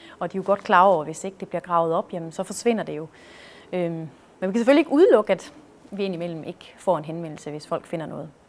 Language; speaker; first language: Danish; native; Danish